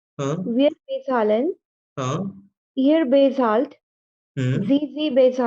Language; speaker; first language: German; non-native, learner; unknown